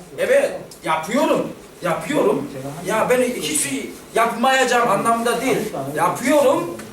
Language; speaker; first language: Turkish; non-native, fluent; Korean